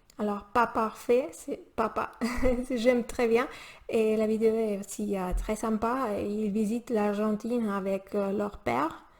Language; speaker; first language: French; non-native, learner; Spanish